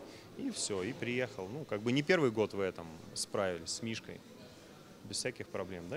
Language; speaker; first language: Russian; native; Russian